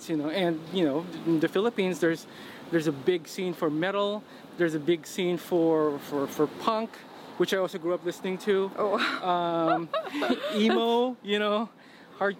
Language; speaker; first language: English; non-native, local second language; Filipino